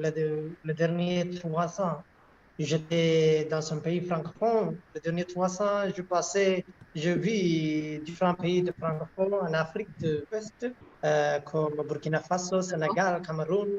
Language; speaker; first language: French; non-native, learner; Malayalam